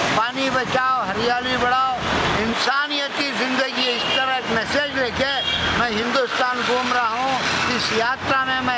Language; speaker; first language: Hindi; non-native, local second language; Kannada